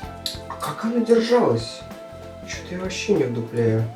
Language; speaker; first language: Russian; native; Russian